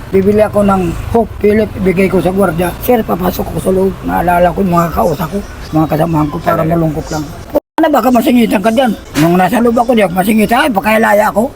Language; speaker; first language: Filipino; non-native, local second language; Waray